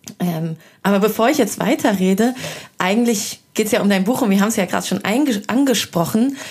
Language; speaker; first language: German; early bilingual, other home language; Persian